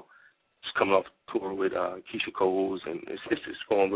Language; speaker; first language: English; native; English